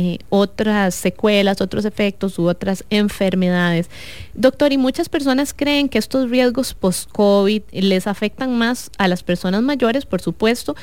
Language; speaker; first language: Spanish; native; Spanish